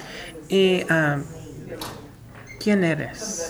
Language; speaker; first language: Spanish; early bilingual, heritage; Spanish